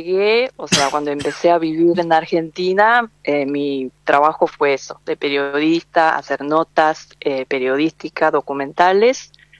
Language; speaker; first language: Spanish; non-native, fluent; Korean